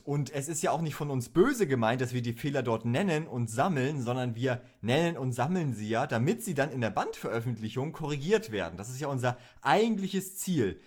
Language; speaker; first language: German; native; German